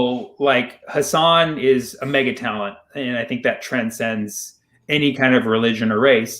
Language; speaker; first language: English; early bilingual, other home language; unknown